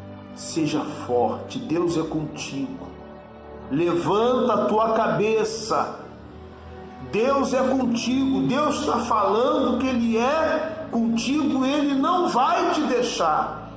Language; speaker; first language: Portuguese; native; Portuguese